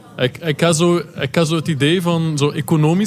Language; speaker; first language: Dutch; native; Dutch